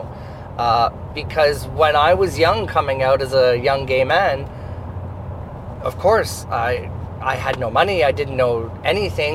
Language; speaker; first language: English; native; English